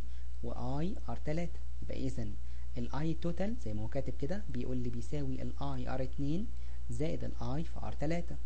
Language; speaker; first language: Arabic; native; Arabic